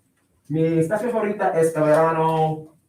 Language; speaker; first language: Spanish; non-native, fluent; English